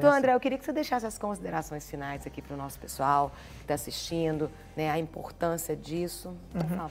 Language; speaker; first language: Portuguese; native; Portuguese